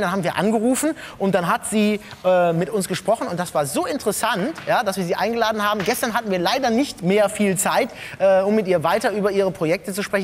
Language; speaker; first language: German; native; German